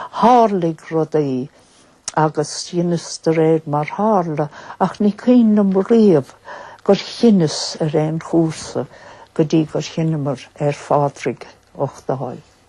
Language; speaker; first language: Irish; native; Irish